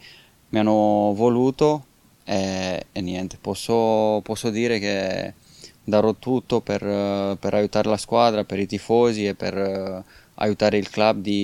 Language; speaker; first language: Italian; non-native, fluent; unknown